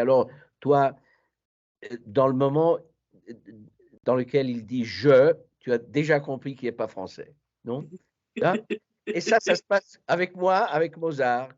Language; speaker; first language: French; non-native, fluent; Italian